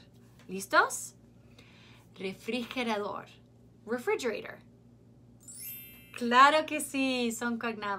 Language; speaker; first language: Spanish; non-native, fluent; English